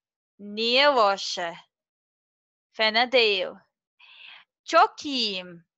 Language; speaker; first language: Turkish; non-native, learner; Serbian